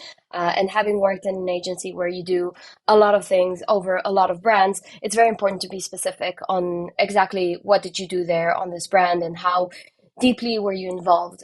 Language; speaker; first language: English; non-native, fluent; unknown